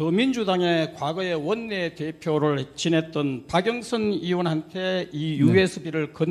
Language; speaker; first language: Korean; native; Korean